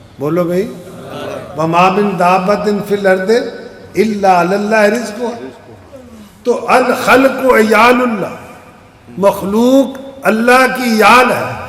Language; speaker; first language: Urdu; non-native, local second language; Punjabi